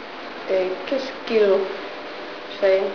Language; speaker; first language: French; non-native, learner; English